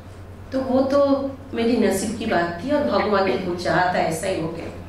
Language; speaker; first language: Hindi; non-native, local second language; Bangla